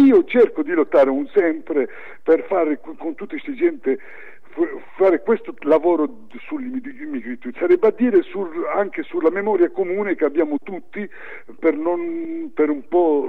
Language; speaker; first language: Italian; early bilingual, heritage; French